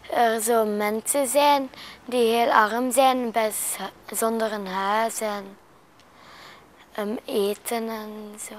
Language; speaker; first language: Dutch; non-native, local second language; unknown